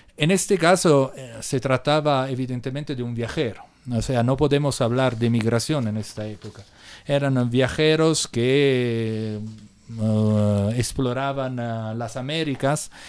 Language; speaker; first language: Spanish; non-native, fluent; Italian